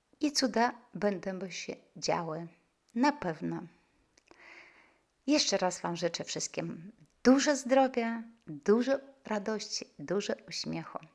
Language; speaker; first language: Polish; non-native, fluent; Russian